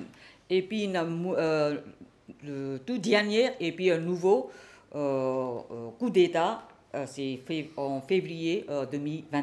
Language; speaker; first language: French; non-native, learner; Burmese